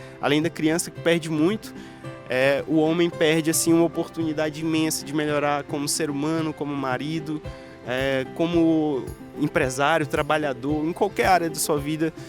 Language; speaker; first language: Portuguese; native; Portuguese